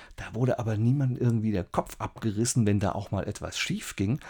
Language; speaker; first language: German; native; German